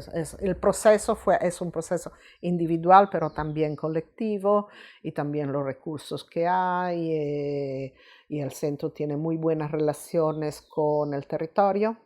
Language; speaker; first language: Spanish; non-native, fluent; Italian